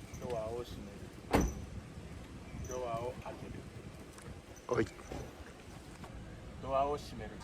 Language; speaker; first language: Japanese; native; Japanese